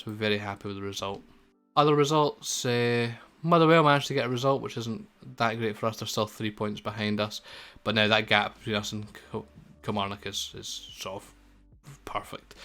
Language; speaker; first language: English; native; English